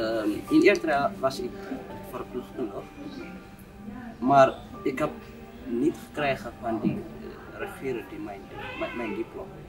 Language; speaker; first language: Dutch; non-native, learner; Tigrinya